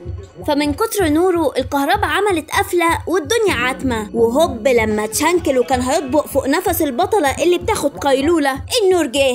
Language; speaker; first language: Arabic; native; Arabic